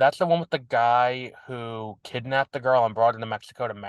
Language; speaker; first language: English; native; English